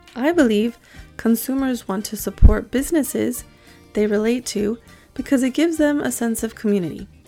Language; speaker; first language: English; early bilingual, other home language; Spanish